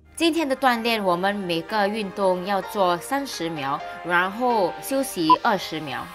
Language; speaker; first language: Chinese; non-native, local second language; English